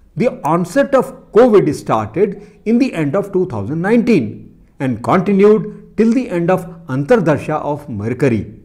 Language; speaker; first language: English; non-native, local second language; Hindi